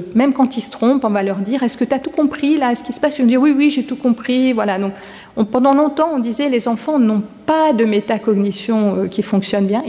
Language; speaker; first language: French; native; French